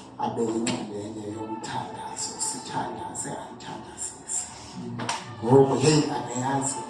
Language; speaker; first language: Zulu; non-native, local second language; Xhosa